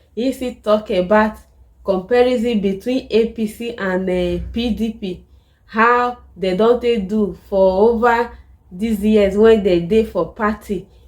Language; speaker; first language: Nigerian Pidgin; native; Nigerian Pidgin